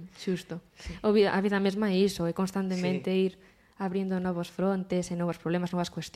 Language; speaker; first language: Galician; native; Galician